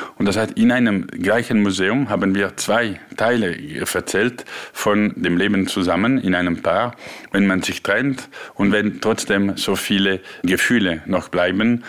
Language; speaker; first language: German; non-native, local second language; French